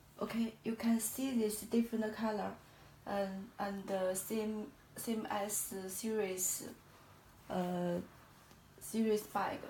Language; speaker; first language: English; non-native, learner; Chinese